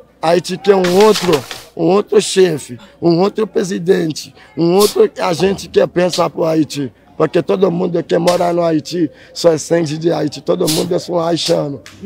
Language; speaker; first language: Portuguese; non-native, learner; Haitian Creole